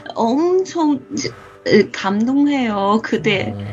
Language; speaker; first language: Korean; non-native, learner; Chinese